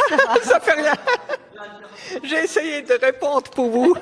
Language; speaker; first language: French; non-native, fluent; German